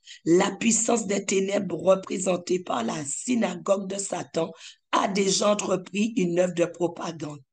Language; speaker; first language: French; native; French